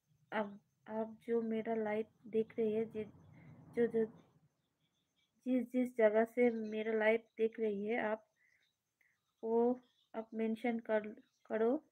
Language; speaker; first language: Hindi; non-native, learner; Bangla